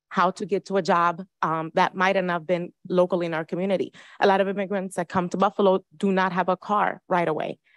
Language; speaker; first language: English; early bilingual, other home language; Spanish